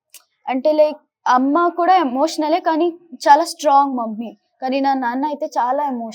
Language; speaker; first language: Telugu; non-native, local second language; Kannada